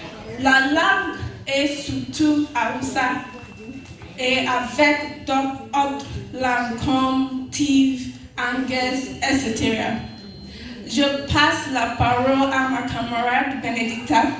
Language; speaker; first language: French; non-native, learner; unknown